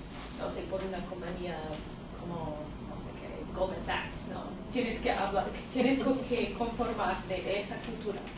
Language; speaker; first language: Spanish; non-native, fluent; English